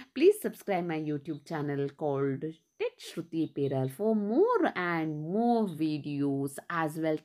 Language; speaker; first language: English; non-native, local second language; Kannada